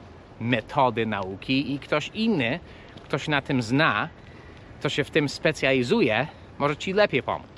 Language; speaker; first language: Polish; early bilingual, heritage; Polish